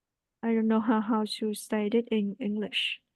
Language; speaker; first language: English; non-native, learner; Vietnamese